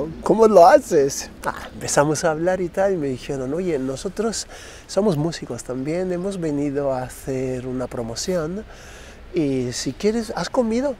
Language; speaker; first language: Spanish; non-native, fluent; Krio